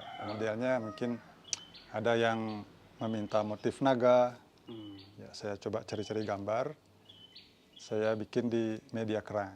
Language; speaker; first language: Indonesian; non-native, local second language; Balinese